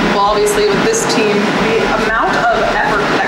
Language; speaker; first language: English; native; English